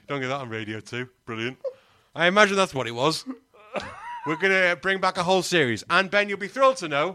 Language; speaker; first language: English; native; English